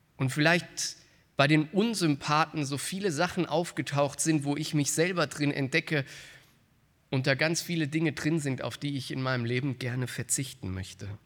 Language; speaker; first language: German; native; German